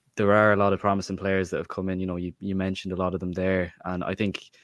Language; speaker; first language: English; native; English